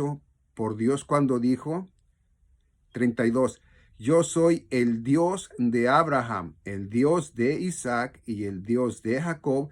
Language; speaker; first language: Spanish; native; Spanish